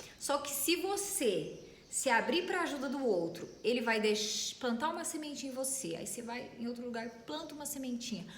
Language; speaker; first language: Portuguese; native; Portuguese